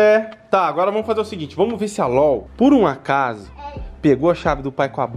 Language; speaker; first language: Portuguese; native; Portuguese